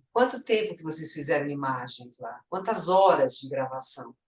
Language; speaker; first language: Portuguese; native; Portuguese